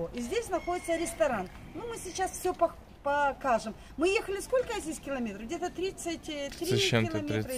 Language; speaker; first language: Russian; native; Russian